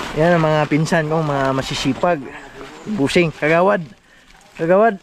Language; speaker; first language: Filipino; non-native, local second language; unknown